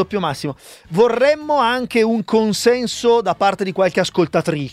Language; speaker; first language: Italian; native; Italian